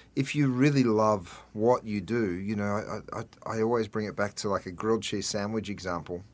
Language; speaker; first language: English; native; English